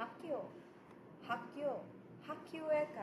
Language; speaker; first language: Korean; non-native, fluent; Cebuano